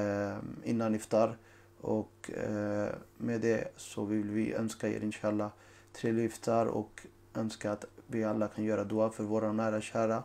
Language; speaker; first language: Swedish; non-native, fluent; Urdu